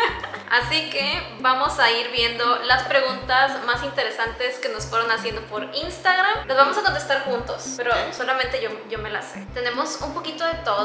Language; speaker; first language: Spanish; native; Spanish